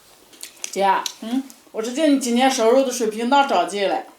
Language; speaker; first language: Chinese; native; Chinese